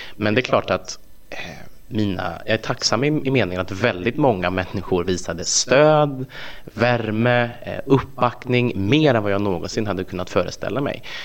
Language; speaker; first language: Swedish; native; Swedish